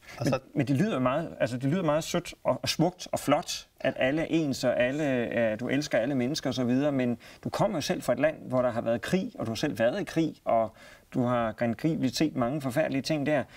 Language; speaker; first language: Danish; native; Danish